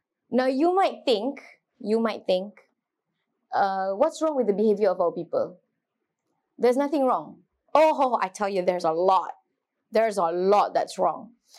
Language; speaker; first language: English; non-native, local second language; Malay